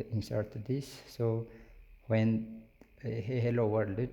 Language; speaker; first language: English; non-native, local second language; Amharic